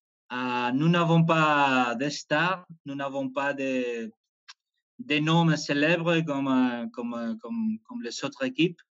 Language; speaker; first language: French; non-native, fluent; Spanish